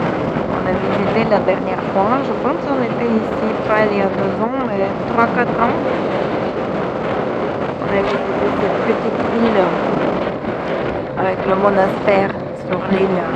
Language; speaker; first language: French; non-native, fluent; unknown